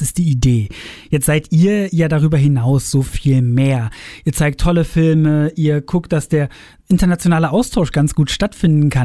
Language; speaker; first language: German; native; German